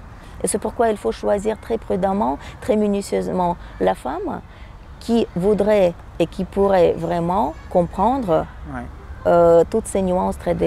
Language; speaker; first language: French; non-native, fluent; Russian